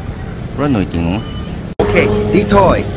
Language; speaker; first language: Vietnamese; non-native, learner; Korean